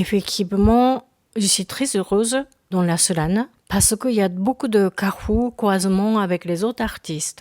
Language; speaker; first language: French; non-native, learner; Japanese